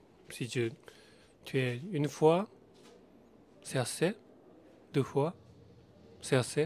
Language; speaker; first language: French; non-native, learner; Japanese